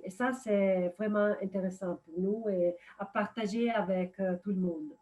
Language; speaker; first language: French; non-native, fluent; Italian